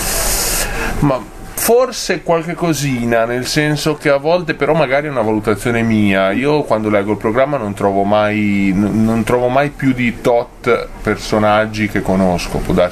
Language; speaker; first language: Italian; native; Italian